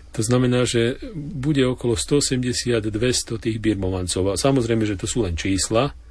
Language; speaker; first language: Slovak; native; Slovak